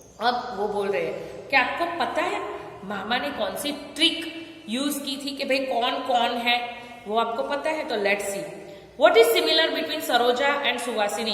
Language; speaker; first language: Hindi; non-native, local second language; Gujarati